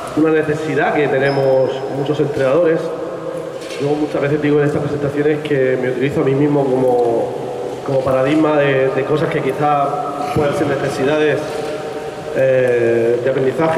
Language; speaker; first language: Spanish; native; Spanish